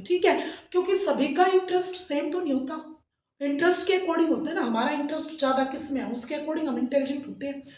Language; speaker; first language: Hindi; native; Hindi